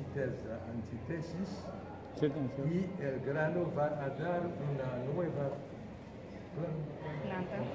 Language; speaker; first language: Spanish; non-native, fluent; Haitian Creole